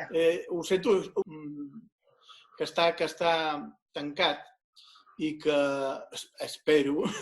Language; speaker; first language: Catalan; non-native, local second language; Spanish